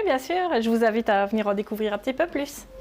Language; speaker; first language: French; native; French